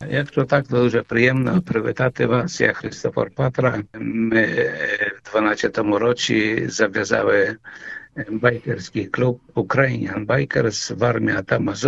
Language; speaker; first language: Polish; non-native, local second language; Ukrainian